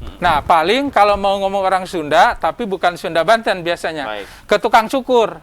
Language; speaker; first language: Indonesian; non-native, local second language; Sundanese